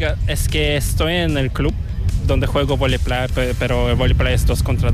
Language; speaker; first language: Spanish; non-native, fluent; Korean